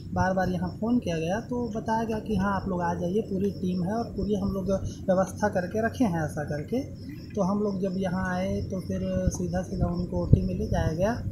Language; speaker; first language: Hindi; native; Hindi